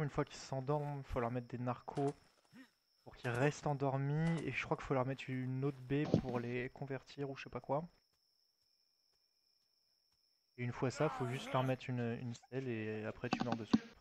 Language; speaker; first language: French; native; French